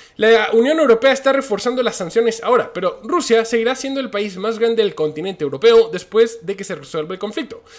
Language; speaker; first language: Spanish; native; Spanish